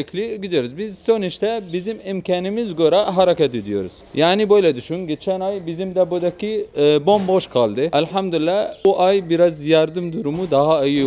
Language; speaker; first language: Turkish; non-native, fluent; Arabic